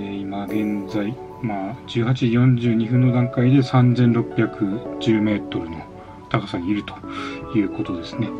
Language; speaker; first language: Japanese; native; Japanese